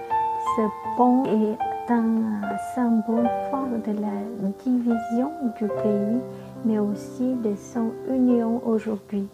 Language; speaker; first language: French; non-native, fluent; Vietnamese